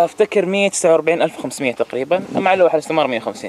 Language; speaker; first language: Arabic; native; Arabic